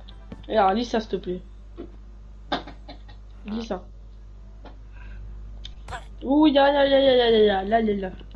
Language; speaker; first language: French; native; French